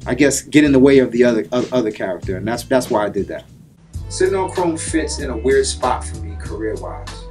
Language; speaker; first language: English; native; English